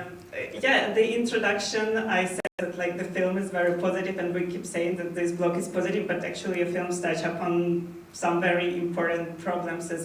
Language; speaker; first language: English; non-native, fluent; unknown